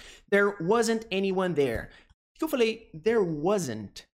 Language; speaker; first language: English; non-native, fluent; Portuguese